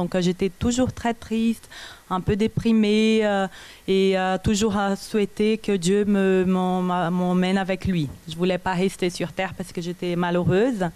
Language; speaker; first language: French; non-native, fluent; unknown